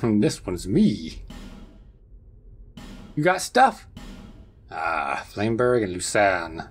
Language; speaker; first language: English; native; English